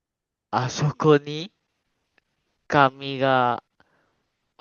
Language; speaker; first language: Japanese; non-native, learner; Malay